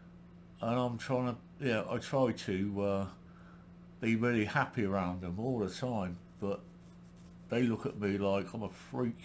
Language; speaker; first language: English; native; English